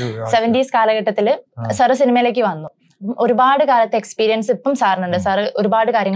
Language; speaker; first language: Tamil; non-native, learner; Malayalam